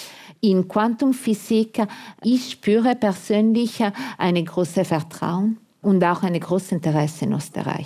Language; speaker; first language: German; non-native, fluent; Italian